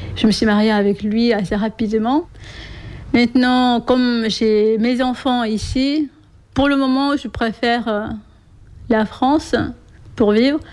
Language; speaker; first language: French; non-native, fluent; Korean